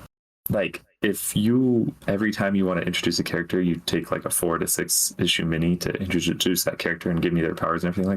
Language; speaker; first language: English; native; English